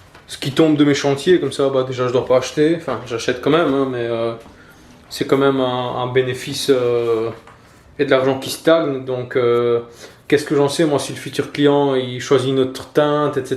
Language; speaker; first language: French; native; French